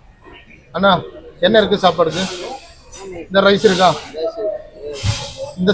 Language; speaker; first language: Tamil; non-native, learner; Malayalam